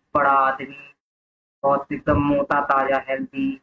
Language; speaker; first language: Hindi; native; Hindi